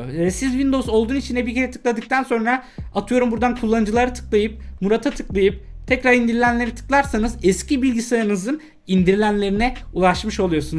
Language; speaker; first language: Turkish; native; Turkish